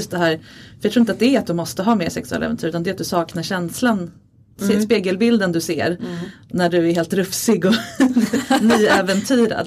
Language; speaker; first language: Swedish; native; Swedish